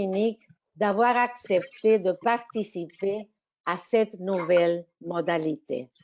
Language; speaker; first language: French; non-native, fluent; Spanish